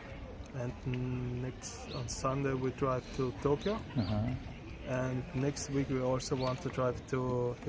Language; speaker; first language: English; non-native, fluent; German